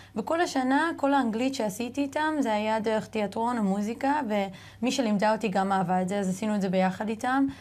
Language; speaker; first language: Hebrew; early bilingual, heritage; English